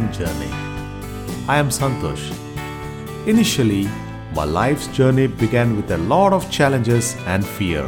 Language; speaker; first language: English; non-native, local second language; Kannada